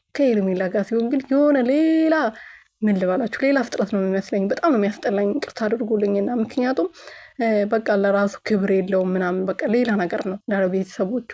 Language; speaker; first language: Amharic; native; Amharic